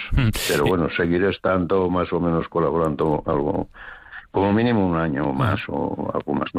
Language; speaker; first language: Spanish; native; Spanish